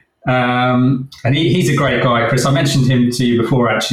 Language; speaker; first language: English; native; English